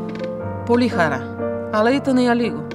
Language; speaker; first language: Greek; non-native, fluent; Bulgarian